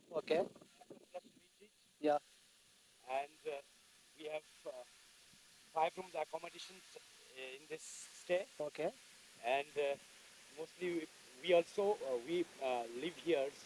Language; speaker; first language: English; non-native, local second language; Hindi